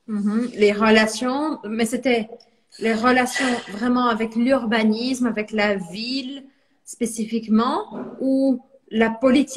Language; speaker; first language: French; non-native, fluent; Portuguese